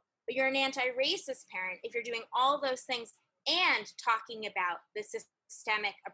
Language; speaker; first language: English; native; English